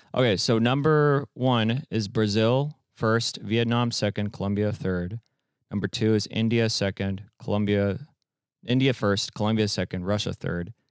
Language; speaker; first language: English; early bilingual, other home language; Spanish